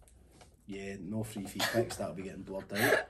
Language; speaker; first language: English; native; English